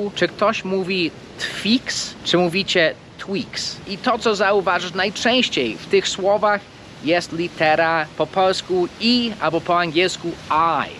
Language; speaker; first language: Polish; non-native, fluent; English